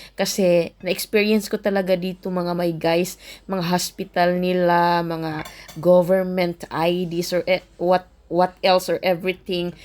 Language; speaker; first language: Filipino; native; Filipino